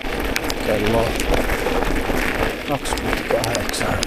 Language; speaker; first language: Finnish; native; Finnish